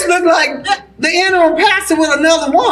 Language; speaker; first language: English; native; English